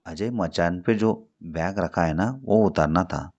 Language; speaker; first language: Hindi; non-native, local second language; Marathi